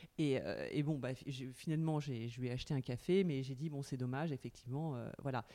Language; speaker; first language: French; native; French